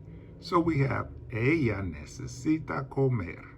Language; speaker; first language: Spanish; non-native, learner; English